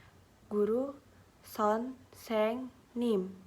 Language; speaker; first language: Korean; non-native, learner; Indonesian